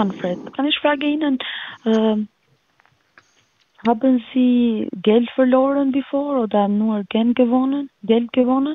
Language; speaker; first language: German; non-native, learner; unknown